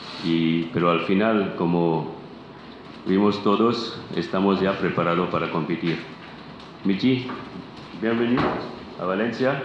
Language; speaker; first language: Spanish; non-native, fluent; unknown